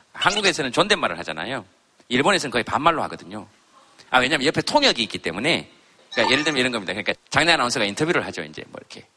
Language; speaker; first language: Korean; native; Korean